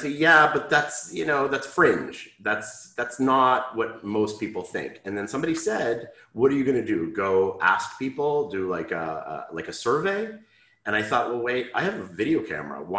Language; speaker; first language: English; native; English